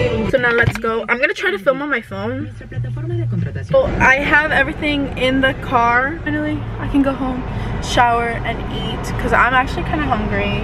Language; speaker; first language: English; early bilingual, other home language; Spanish